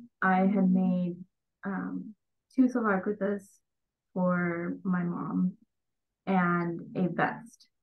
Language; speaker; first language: English; early bilingual, other home language; Bangla